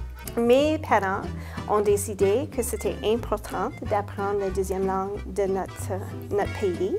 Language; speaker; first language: French; non-native, local second language; English